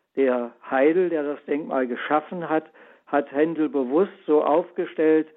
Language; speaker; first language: German; native; German